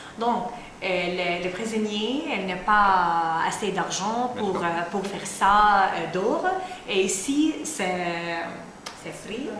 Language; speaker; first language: French; non-native, learner; Arabic